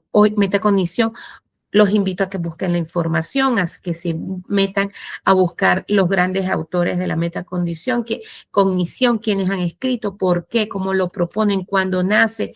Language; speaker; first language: Spanish; native; Spanish